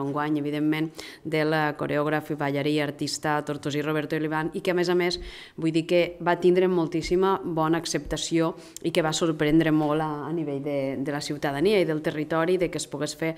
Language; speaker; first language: Catalan; native; Catalan